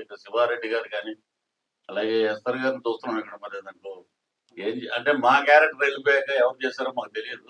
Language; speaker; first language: Telugu; native; Telugu